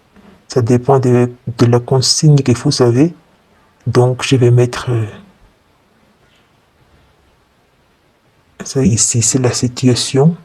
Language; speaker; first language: French; non-native, fluent; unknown